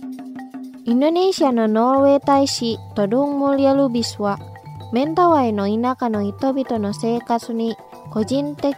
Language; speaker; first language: Japanese; non-native, fluent; Indonesian